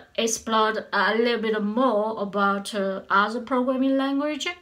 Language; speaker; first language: English; non-native, learner; Chinese